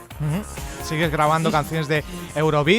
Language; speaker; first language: Spanish; native; Spanish